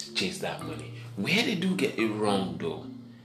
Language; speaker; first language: English; non-native, local second language; Yoruba